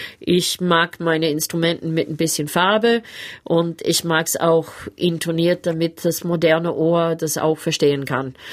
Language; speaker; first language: German; non-native, fluent; English